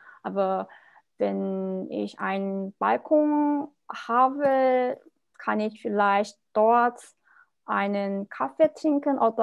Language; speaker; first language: German; non-native, learner; Korean